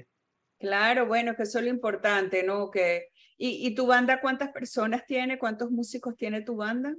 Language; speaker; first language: Spanish; native; Spanish